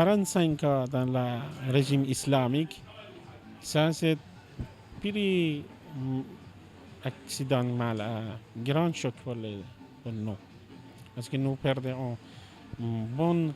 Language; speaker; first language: French; non-native, learner; Persian